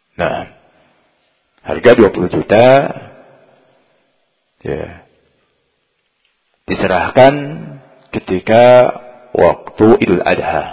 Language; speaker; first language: Indonesian; native; Indonesian